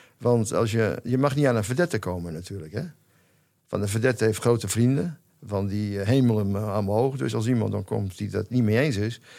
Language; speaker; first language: Dutch; native; Dutch